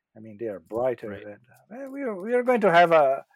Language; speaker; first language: English; non-native, fluent; Portuguese